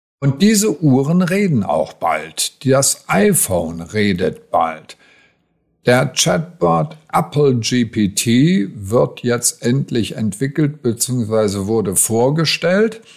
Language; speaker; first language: German; native; German